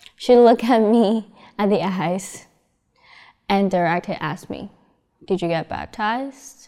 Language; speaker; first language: English; non-native, fluent; Chinese